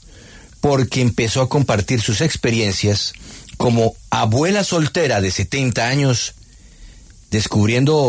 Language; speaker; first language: Spanish; native; Spanish